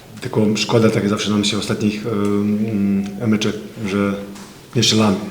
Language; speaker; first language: Polish; non-native, fluent; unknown